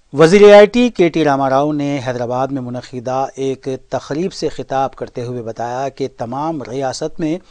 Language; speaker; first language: Urdu; native; Urdu